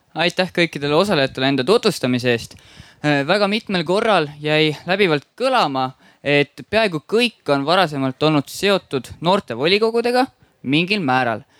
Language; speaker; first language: Estonian; native; Estonian